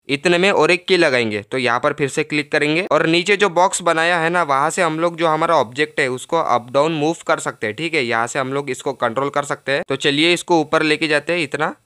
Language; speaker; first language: Hindi; native; Hindi